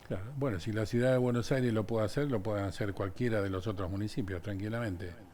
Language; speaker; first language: Spanish; native; Spanish